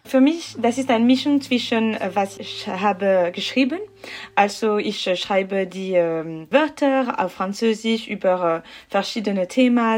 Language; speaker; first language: German; non-native, learner; French